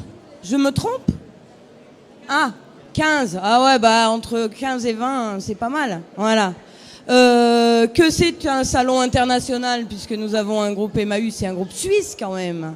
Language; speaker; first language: French; native; French